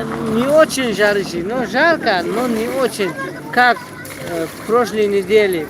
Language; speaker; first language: Russian; non-native, local second language; Tajik